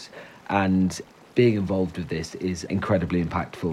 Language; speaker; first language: English; native; English